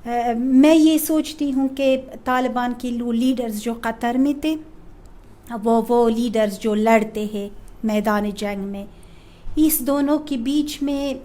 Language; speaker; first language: Hindi; non-native, fluent; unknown